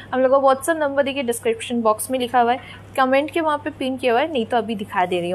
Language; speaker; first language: Hindi; non-native, local second language; Bangla